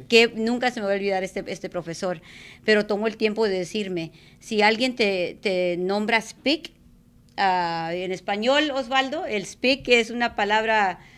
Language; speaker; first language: Spanish; native; Spanish